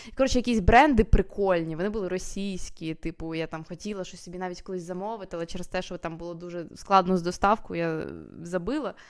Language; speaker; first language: Ukrainian; native; Ukrainian